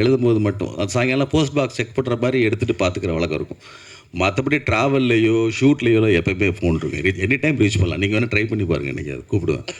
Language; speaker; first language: Tamil; native; Tamil